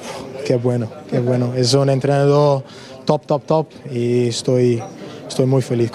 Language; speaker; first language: Spanish; non-native, learner; English